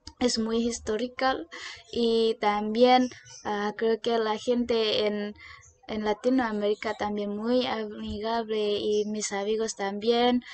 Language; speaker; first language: Spanish; non-native, learner; Indonesian